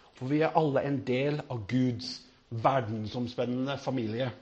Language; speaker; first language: Norwegian; non-native, fluent; English